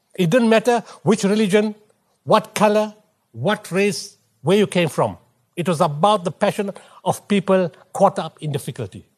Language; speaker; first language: English; native; English